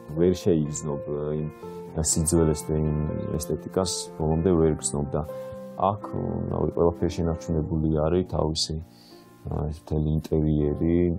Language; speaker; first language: Georgian; non-native, local second language; Svan